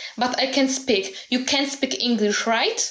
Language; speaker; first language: English; non-native, learner; Polish